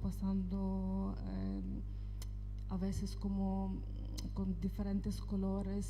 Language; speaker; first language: Spanish; non-native, fluent; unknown